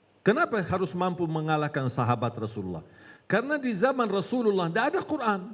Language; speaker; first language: Malay; non-native, fluent; Arabic